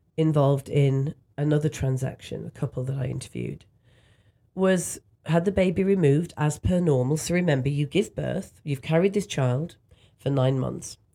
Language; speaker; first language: English; native; English